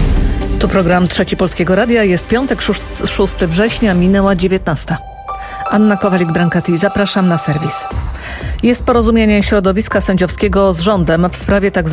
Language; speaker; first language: Polish; native; Polish